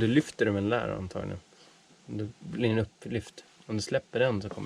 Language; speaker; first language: Swedish; native; Swedish